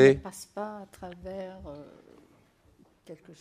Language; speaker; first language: French; native; French